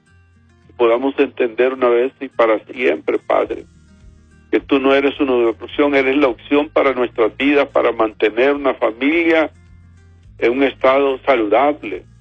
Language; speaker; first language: Spanish; native; Spanish